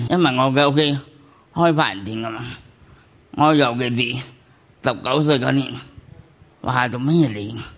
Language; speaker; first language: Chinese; non-native, local second language; Cantonese